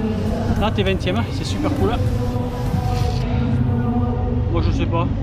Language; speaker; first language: French; native; French